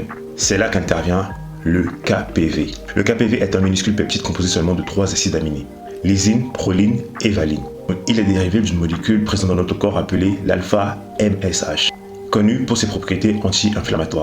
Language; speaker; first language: French; native; French